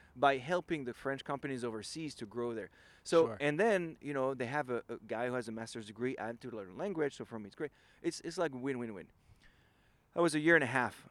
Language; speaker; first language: English; non-native, fluent; French